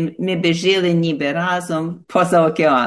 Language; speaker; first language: Ukrainian; early bilingual, heritage; Ukrainian